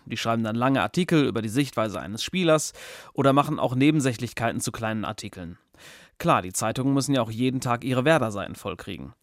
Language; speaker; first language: German; native; German